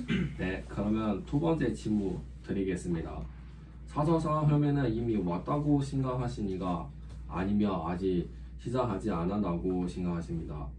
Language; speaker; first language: Korean; non-native, learner; Chinese